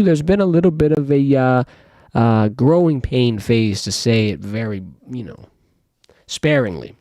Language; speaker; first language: English; native; English